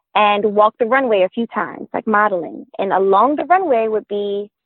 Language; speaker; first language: English; native; English